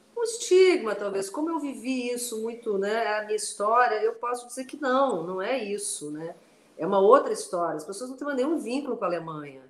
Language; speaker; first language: Portuguese; non-native, local second language; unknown